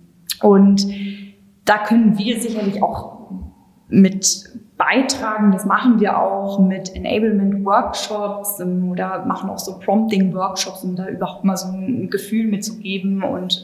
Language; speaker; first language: German; native; German